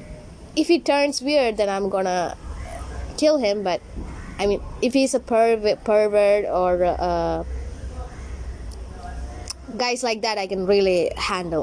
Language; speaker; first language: English; non-native, local second language; Tamil